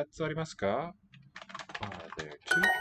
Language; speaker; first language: Japanese; non-native, learner; English